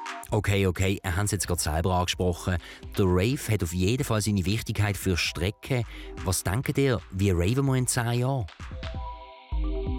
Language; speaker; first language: German; native; German